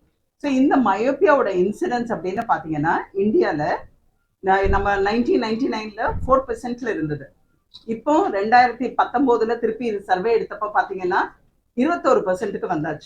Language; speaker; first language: Tamil; native; Tamil